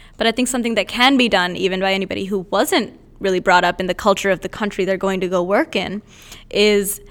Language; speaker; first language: English; native; English